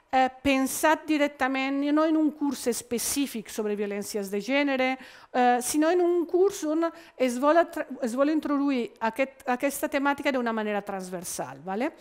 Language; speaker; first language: Catalan; non-native, fluent; Italian